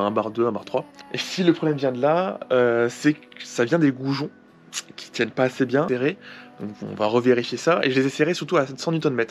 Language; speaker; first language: French; native; French